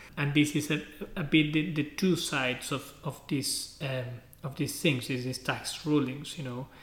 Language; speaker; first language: English; non-native, fluent; Spanish